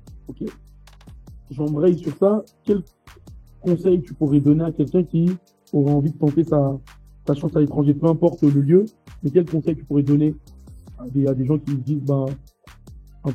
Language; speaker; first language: French; native; French